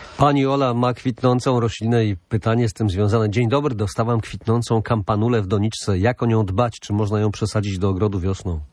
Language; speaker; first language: Polish; native; Polish